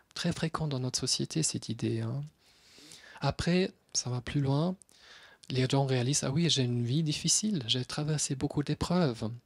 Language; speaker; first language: French; non-native, fluent; German